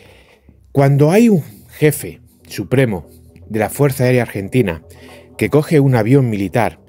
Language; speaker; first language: Spanish; native; Spanish